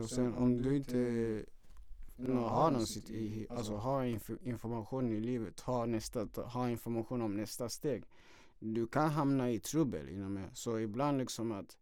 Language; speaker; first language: Swedish; non-native, fluent; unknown